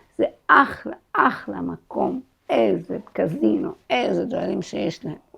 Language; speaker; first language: Hebrew; non-native, fluent; Arabic